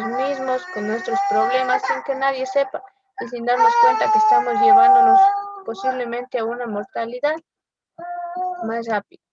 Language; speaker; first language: Spanish; native; Spanish